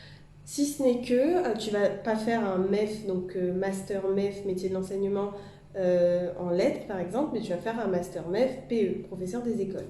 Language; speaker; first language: French; native; French